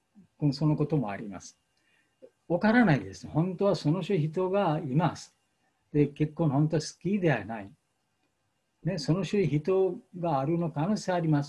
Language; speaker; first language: Japanese; non-native, fluent; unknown